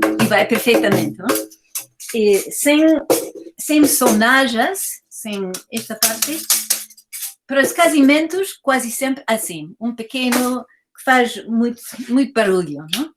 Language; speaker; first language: Portuguese; non-native, fluent; English